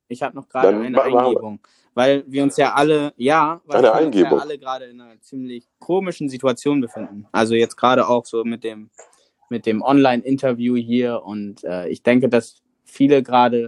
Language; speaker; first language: German; native; German